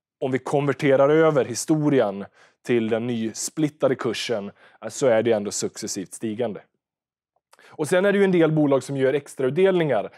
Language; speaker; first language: Swedish; native; Swedish